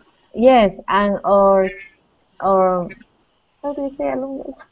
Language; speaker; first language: English; non-native, learner; Spanish